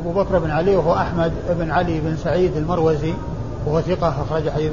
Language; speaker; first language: Arabic; native; Arabic